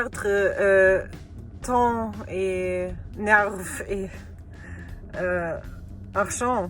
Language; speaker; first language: French; non-native, learner; German